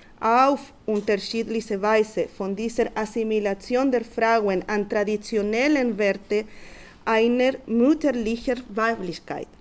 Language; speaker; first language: German; non-native, learner; Spanish